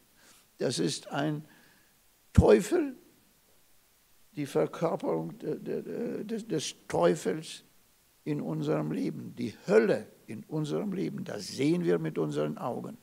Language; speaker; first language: German; non-native, fluent; Russian